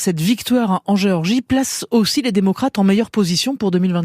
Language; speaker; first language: French; native; French